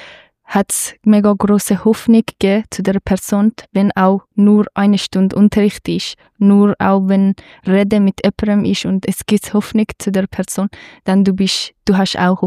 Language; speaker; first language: German; non-native, fluent; Persian